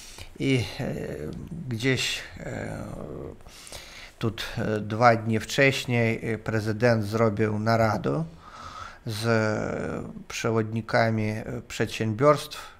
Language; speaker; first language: Polish; non-native, learner; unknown